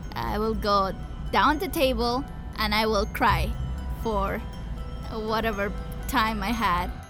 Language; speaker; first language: English; early bilingual, other home language; Spanish